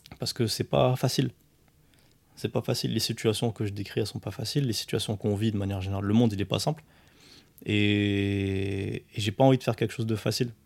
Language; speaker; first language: French; early bilingual, other home language; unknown